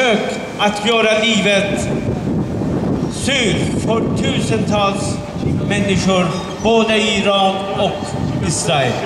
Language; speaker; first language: Swedish; non-native, fluent; Persian